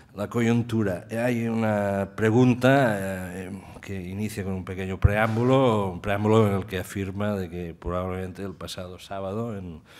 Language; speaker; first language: Spanish; non-native, local second language; Catalan